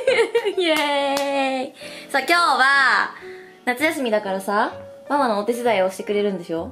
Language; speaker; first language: Japanese; native; Japanese